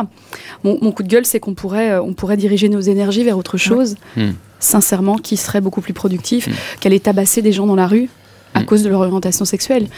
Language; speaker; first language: French; native; French